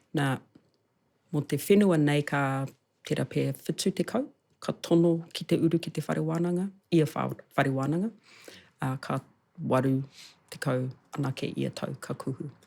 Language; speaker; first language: Māori; non-native, local second language; English